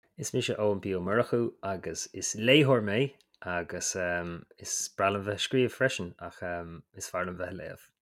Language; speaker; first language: Irish; native; Irish